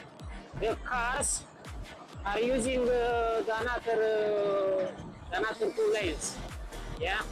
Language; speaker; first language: English; non-native, learner; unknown